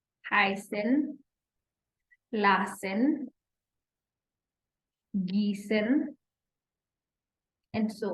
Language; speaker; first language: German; non-native, fluent; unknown